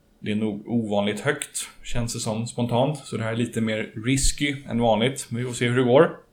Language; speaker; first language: Swedish; native; Swedish